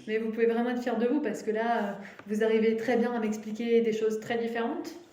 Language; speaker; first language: French; native; French